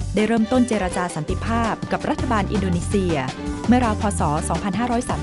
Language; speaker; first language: Thai; native; Thai